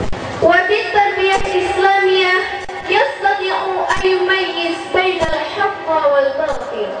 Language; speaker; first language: Arabic; non-native, learner; Indonesian